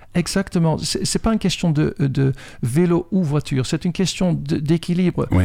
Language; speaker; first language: French; non-native, fluent; Dutch